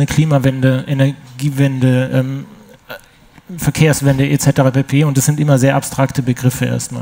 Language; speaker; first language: German; native; German